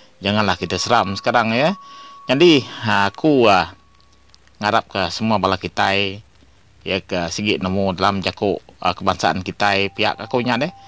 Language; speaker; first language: Malay; non-native, local second language; Iban